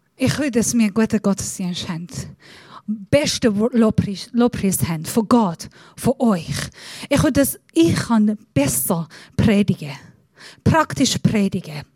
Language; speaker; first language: German; non-native, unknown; Persian